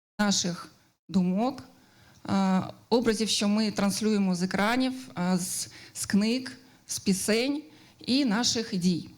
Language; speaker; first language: Ukrainian; native; Ukrainian